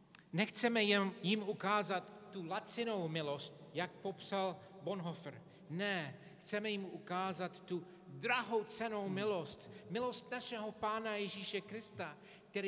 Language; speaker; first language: Czech; non-native, fluent; English